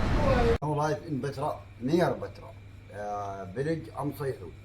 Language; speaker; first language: English; non-native, learner; Arabic